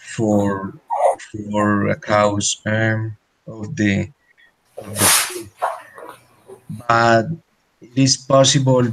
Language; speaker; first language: English; non-native, learner; Spanish